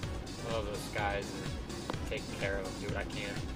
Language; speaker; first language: English; native; English